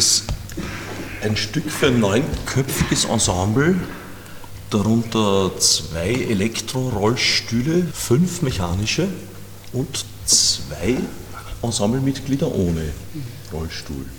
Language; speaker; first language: German; native; German